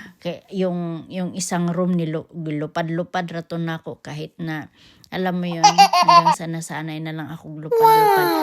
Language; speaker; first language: Filipino; non-native, local second language; Cebuano